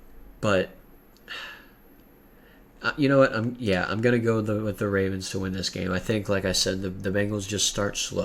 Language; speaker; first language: English; native; English